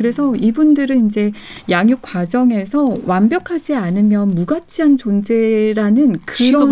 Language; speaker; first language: Korean; native; Korean